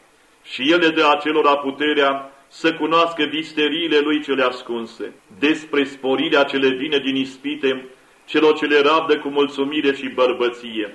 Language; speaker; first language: Romanian; native; Romanian